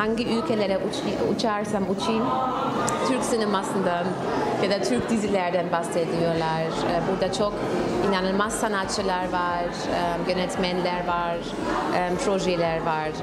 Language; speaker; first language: Turkish; non-native, fluent; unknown